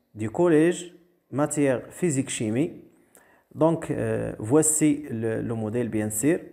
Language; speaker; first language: French; non-native, local second language; Arabic